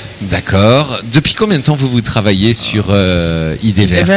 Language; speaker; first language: French; native; French